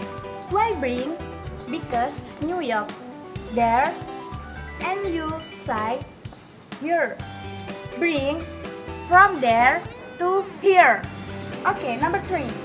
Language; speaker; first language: English; non-native, learner; Indonesian